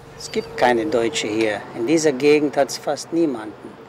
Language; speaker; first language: German; early bilingual, heritage; German